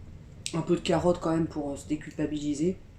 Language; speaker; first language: French; native; French